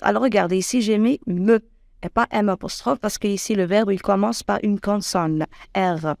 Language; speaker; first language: French; non-native, local second language; Arabic